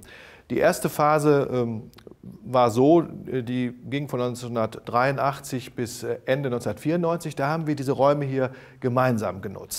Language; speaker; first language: German; native; German